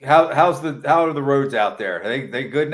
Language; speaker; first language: English; native; English